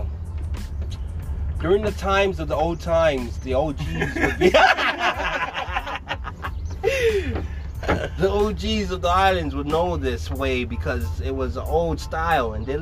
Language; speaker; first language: English; native; English